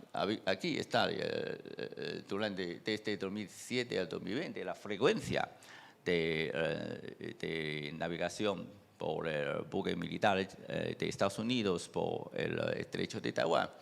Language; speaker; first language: Spanish; non-native, fluent; Chinese